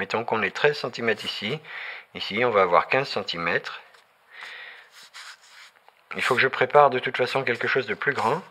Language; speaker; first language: French; native; French